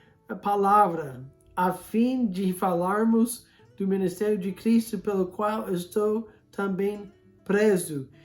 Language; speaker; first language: Portuguese; non-native, fluent; English